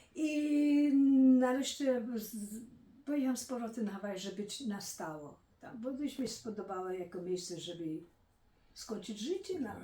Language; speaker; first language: Polish; early bilingual, heritage; Polish